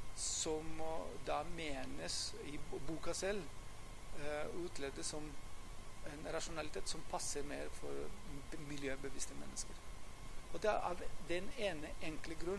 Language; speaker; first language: Norwegian; non-native, fluent; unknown